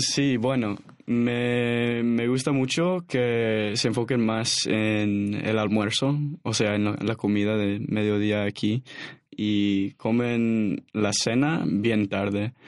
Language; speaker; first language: Spanish; non-native, learner; English